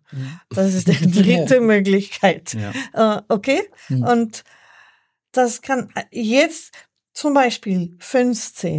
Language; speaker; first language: German; non-native, learner; French